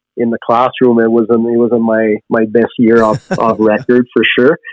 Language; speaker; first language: English; native; English